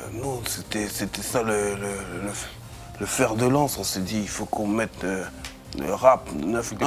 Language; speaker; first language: French; native; French